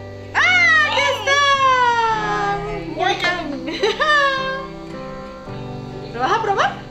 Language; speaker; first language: Spanish; native; Spanish